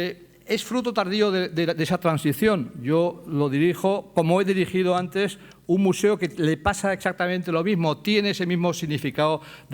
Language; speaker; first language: Spanish; native; Spanish